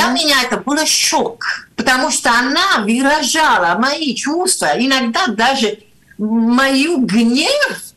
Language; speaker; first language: Russian; non-native, fluent; Italian